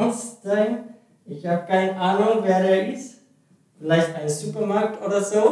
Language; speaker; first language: German; non-native, learner; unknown